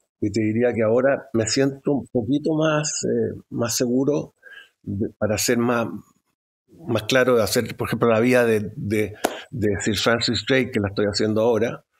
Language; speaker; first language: Spanish; native; Spanish